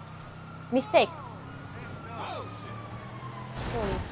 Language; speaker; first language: English; non-native, learner; Japanese